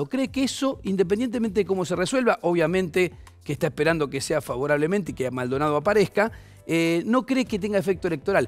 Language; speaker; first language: Spanish; native; Spanish